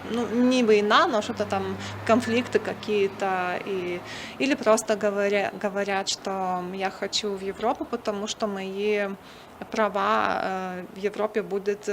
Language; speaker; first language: Russian; non-native, fluent; Lithuanian